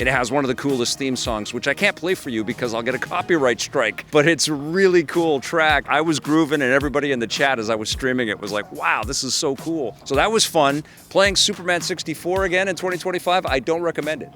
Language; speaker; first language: English; native; English